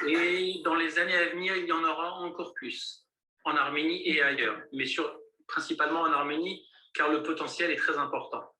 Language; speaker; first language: French; native; French